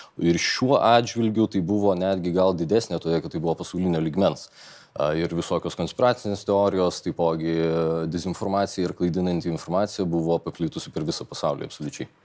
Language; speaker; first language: Lithuanian; native; Lithuanian